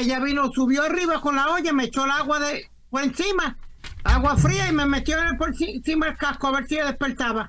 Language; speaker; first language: Spanish; native; Spanish